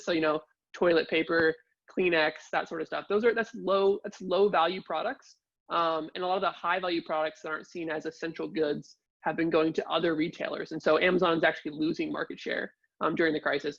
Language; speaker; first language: English; native; English